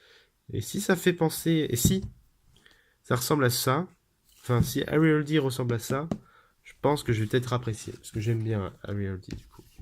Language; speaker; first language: French; native; French